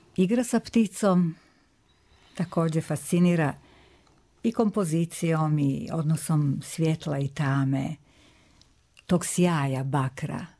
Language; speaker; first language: Croatian; native; Croatian